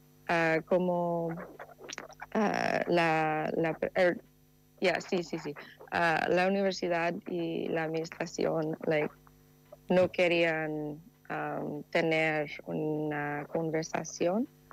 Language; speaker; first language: Spanish; non-native, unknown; English